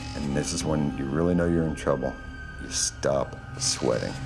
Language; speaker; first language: English; native; English